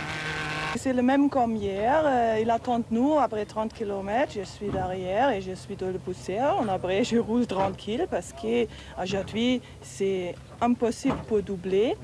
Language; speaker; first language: French; non-native, learner; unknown